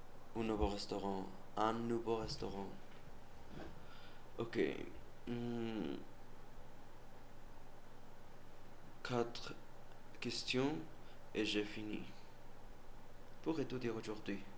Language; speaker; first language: French; non-native, learner; Spanish